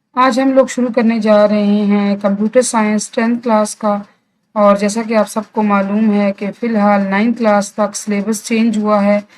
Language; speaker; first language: Urdu; non-native, local second language; Punjabi